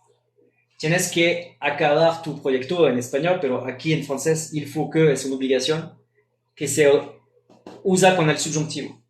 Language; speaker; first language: Spanish; non-native, fluent; French